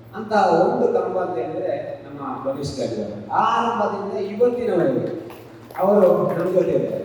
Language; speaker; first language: Kannada; non-native, local second language; Tulu